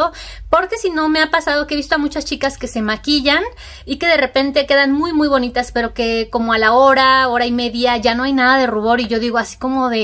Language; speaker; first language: Spanish; native; Spanish